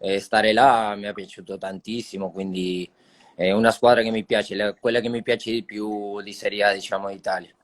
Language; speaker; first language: Italian; non-native, fluent; Spanish